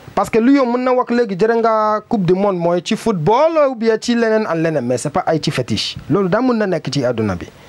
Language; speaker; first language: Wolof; non-native, learner; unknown